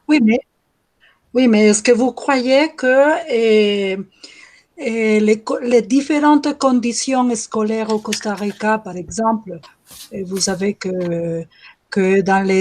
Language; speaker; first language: French; non-native, fluent; Spanish